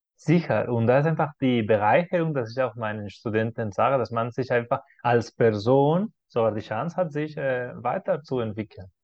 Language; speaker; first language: German; non-native, fluent; Spanish